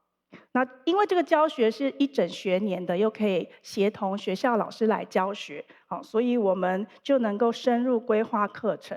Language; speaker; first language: Chinese; native; Chinese